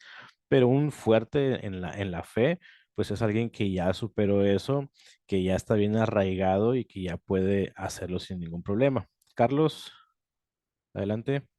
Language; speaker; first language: Spanish; native; Spanish